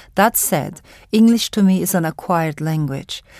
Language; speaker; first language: English; non-native, fluent; Turkish